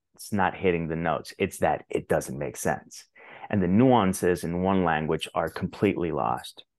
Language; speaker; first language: English; non-native, fluent; Spanish